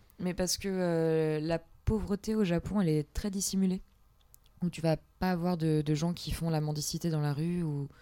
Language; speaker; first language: French; native; French